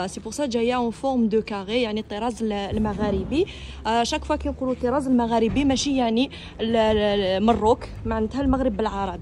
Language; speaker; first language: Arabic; native; Arabic